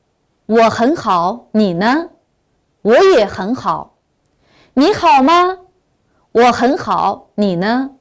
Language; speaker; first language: Chinese; non-native, local second language; Uyghur